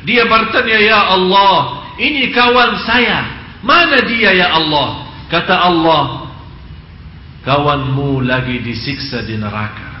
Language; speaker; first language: Indonesian; non-native, fluent; Arabic